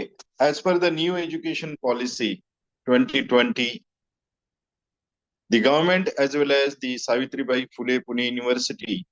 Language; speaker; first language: English; non-native, local second language; Marathi